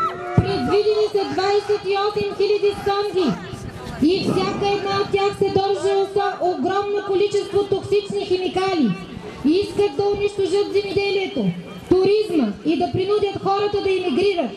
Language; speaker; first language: Bulgarian; native; Bulgarian